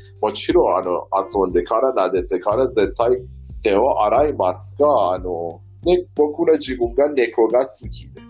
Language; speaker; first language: Japanese; non-native, learner; Persian